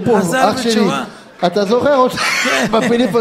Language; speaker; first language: Hebrew; non-native, learner; French